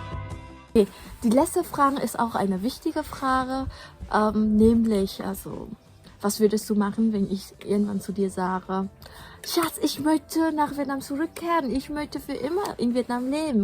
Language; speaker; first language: German; non-native, fluent; Vietnamese